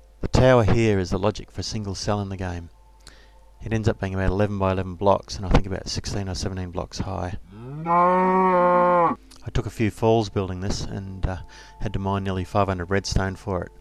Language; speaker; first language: English; native; English